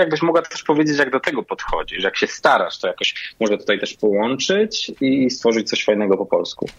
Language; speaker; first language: Polish; native; Polish